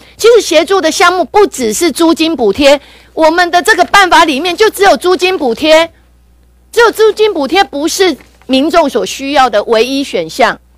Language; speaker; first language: Chinese; native; Chinese